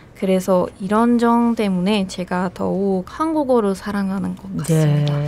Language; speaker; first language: Korean; non-native, fluent; Persian